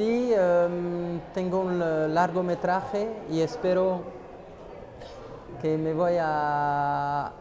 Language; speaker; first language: Spanish; non-native, fluent; French